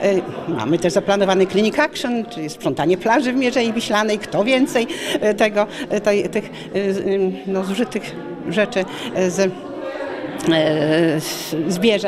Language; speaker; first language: Polish; native; Polish